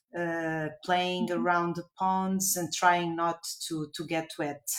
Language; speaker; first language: English; non-native, fluent; Portuguese